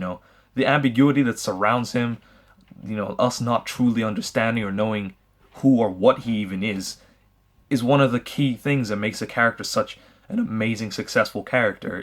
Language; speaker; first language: English; native; English